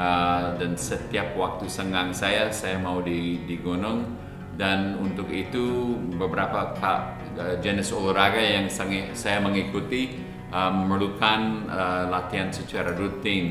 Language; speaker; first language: Indonesian; non-native, fluent; English